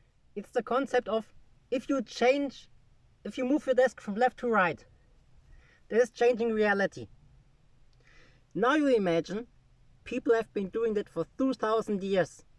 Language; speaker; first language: English; non-native, fluent; German